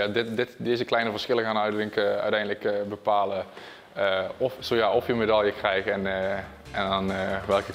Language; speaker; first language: Dutch; native; Dutch